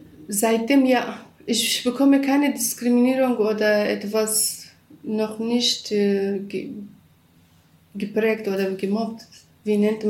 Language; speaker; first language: German; non-native, learner; Kurdish